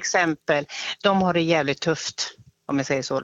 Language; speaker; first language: Swedish; native; Swedish